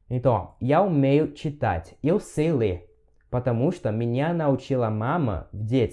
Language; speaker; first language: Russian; non-native, fluent; Portuguese